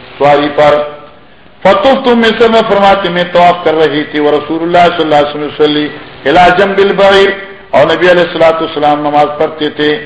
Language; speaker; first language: Urdu; non-native, local second language; Northern Hindko